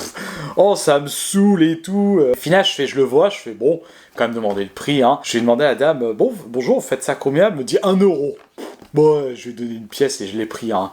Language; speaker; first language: French; native; French